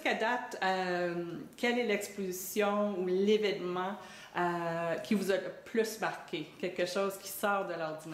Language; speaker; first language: French; native; French